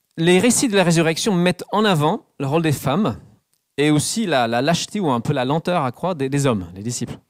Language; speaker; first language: French; non-native, fluent; English